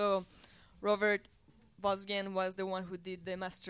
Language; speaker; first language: English; non-native, fluent; Spanish